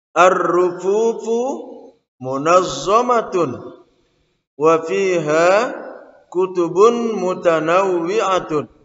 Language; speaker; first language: Arabic; non-native, fluent; Indonesian